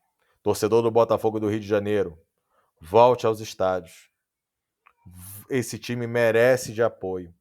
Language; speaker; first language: Portuguese; native; Portuguese